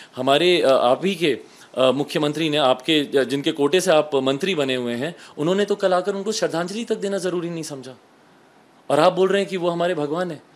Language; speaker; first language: Hindi; native; Hindi